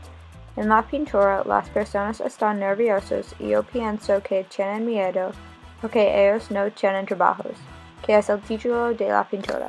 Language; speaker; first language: Spanish; non-native, learner; English